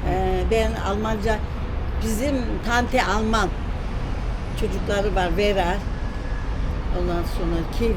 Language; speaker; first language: Turkish; non-native, learner; German